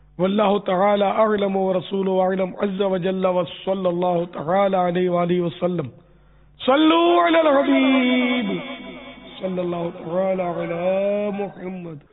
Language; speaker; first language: Urdu; non-native, local second language; Memoni